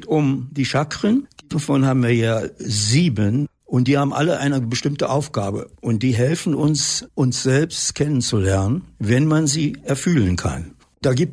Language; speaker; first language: German; native; German